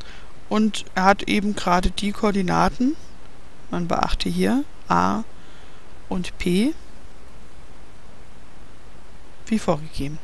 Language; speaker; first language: German; native; German